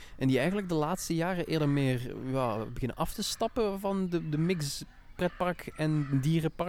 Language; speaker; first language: Dutch; native; Dutch